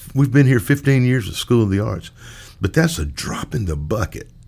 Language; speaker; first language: English; native; English